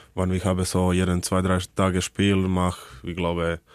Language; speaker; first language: German; non-native, learner; Croatian